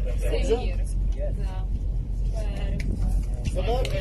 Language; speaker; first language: Czech; non-native, fluent; Arabic